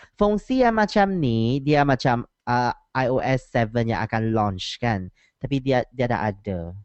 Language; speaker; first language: Malay; non-native, learner; Chinese